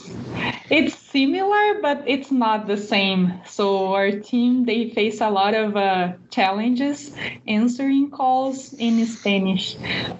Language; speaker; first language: English; non-native, fluent; Portuguese